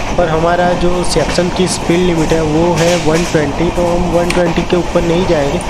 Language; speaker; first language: Hindi; non-native, local second language; Gujarati